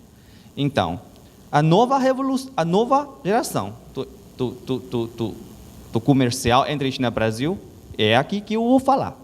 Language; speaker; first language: Portuguese; non-native, learner; Chinese